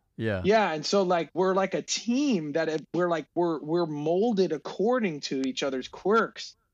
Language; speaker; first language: English; native; English